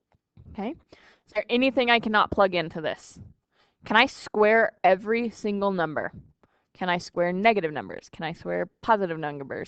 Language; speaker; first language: English; native; English